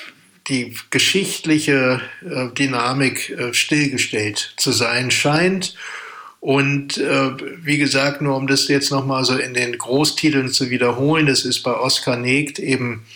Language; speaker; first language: German; native; German